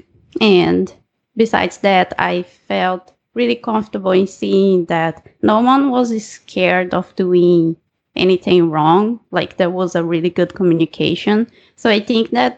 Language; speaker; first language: English; non-native, fluent; Portuguese